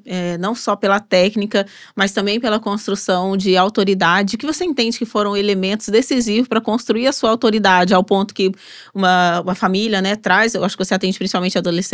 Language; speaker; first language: Portuguese; native; Portuguese